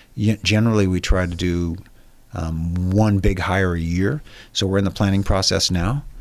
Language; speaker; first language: English; native; English